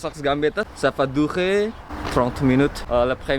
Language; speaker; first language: French; non-native, learner; Indonesian